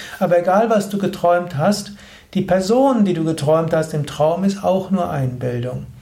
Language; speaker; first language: German; native; German